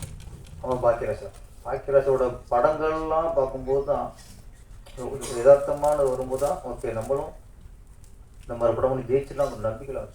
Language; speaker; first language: Tamil; native; Tamil